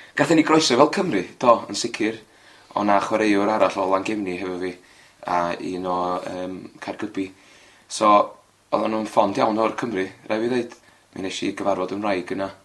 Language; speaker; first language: Welsh; native; Welsh